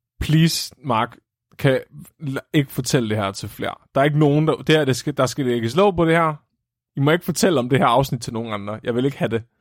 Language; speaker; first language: Danish; native; Danish